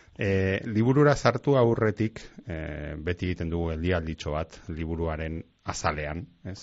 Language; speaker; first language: Basque; native; Basque